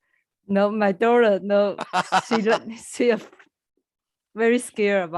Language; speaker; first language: English; non-native, learner; Chinese